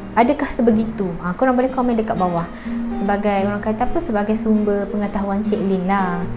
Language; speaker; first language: Malay; native; Malay